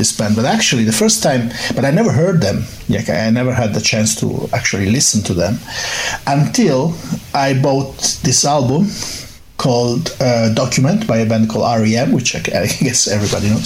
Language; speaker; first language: English; non-native, fluent; Italian